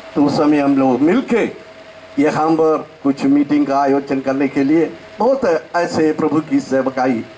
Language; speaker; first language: Hindi; non-native, local second language; Malayalam